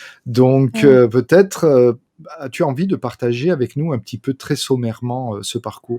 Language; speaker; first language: French; native; French